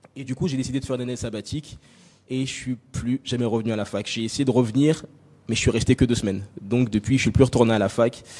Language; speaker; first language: French; native; French